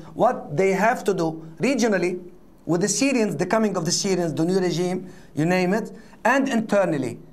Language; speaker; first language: English; non-native, fluent; Arabic